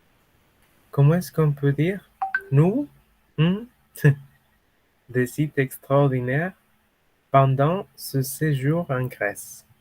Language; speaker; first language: French; non-native, fluent; Spanish